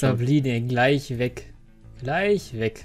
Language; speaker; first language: German; native; German